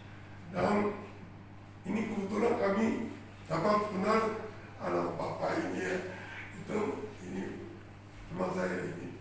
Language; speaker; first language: Indonesian; non-native, fluent; Japanese